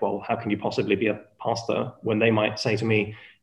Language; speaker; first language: English; non-native, fluent; Spanish